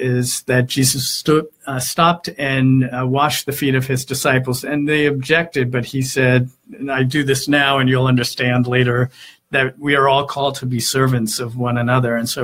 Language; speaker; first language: English; native; English